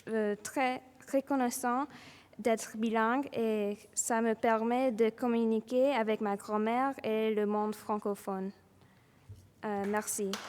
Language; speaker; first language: French; early bilingual, heritage; English